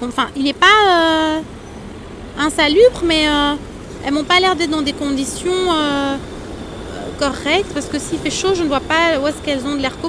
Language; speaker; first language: French; native; French